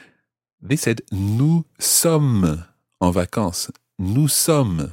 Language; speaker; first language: French; non-native, fluent; English